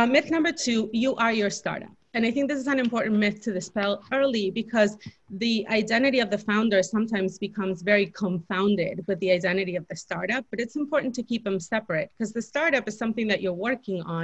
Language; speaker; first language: English; non-native, fluent; Spanish